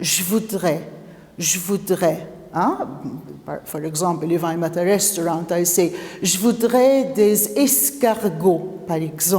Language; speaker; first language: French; non-native, fluent; Maltese